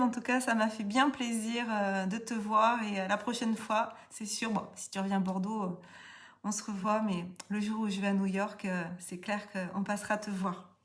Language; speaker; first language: French; native; French